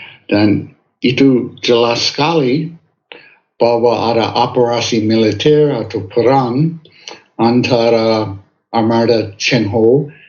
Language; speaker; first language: Indonesian; non-native, fluent; English